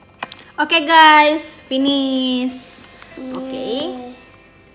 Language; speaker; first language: English; non-native, learner; Indonesian